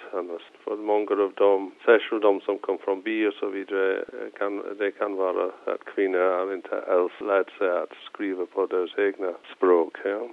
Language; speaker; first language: Swedish; non-native, fluent; English